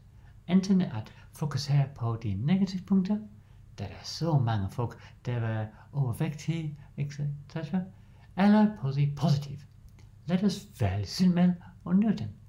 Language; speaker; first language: Danish; non-native, learner; English